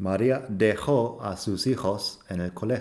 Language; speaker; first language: Spanish; non-native, fluent; English